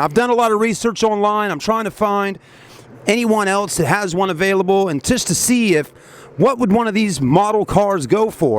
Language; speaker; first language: English; native; English